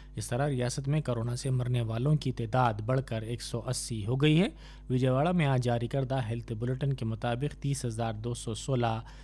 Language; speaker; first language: Urdu; native; Urdu